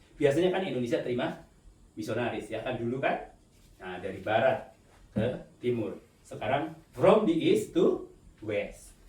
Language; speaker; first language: Indonesian; native; Indonesian